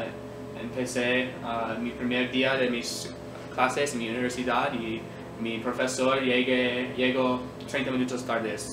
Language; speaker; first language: Spanish; non-native, learner; English